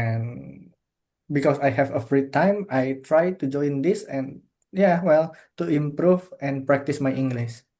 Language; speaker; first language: English; non-native, fluent; Indonesian